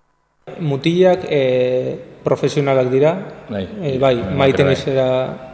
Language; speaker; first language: Basque; non-native, local second language; Spanish